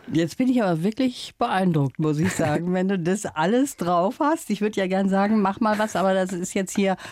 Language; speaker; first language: German; native; German